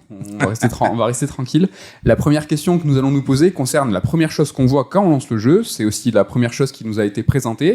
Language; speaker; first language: French; native; French